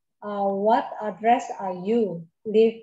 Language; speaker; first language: English; non-native, fluent; Indonesian